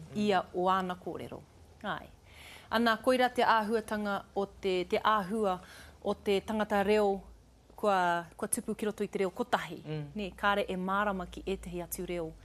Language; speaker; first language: Māori; non-native, local second language; English